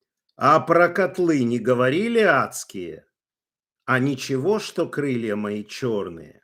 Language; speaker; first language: Russian; native; Russian